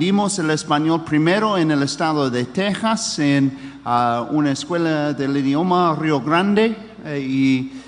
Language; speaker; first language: Spanish; non-native, fluent; English